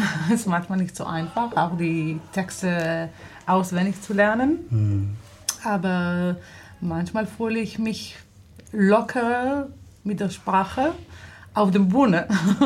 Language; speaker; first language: German; non-native, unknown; Hebrew